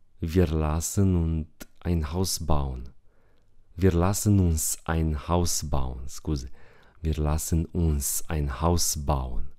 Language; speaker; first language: German; non-native, fluent; Romanian